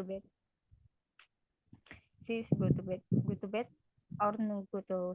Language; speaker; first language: English; non-native, learner; Indonesian